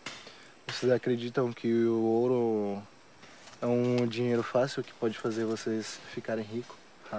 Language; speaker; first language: Portuguese; non-native, learner; French